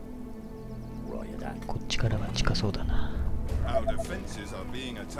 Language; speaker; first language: Japanese; native; Japanese